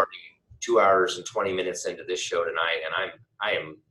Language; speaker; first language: English; native; English